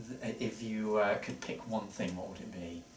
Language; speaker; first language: English; native; English